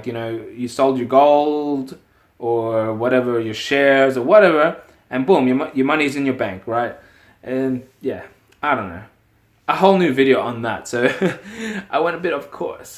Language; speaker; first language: English; native; English